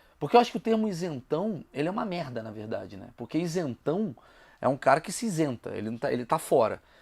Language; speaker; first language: Portuguese; native; Portuguese